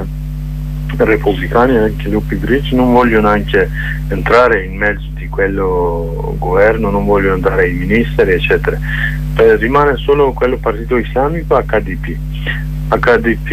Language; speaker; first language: Italian; non-native, learner; Kurdish